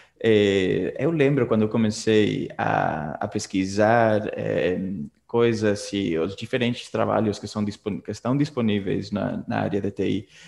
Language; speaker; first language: Portuguese; non-native, fluent; Spanish